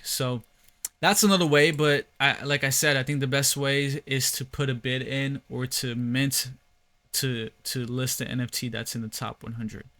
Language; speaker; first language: English; native; English